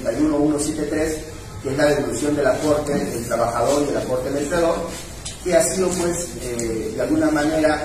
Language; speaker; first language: Spanish; native; Spanish